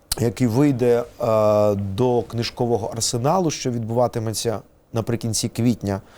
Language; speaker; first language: Ukrainian; non-native, local second language; Russian